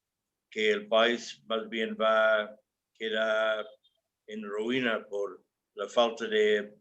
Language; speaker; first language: Spanish; non-native, fluent; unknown